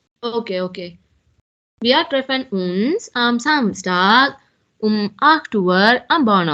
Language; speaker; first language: German; non-native, learner; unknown